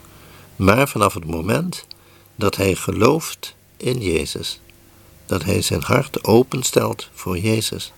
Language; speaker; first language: Dutch; native; Dutch